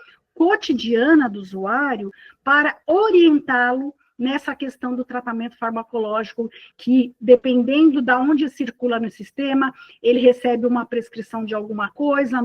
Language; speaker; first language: Portuguese; native; Portuguese